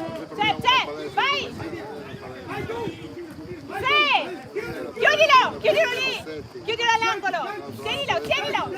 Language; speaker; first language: Italian; native; Italian